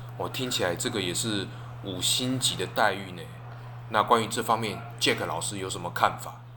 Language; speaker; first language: Chinese; native; Chinese